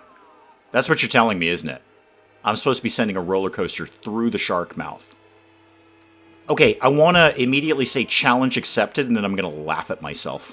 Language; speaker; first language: English; native; English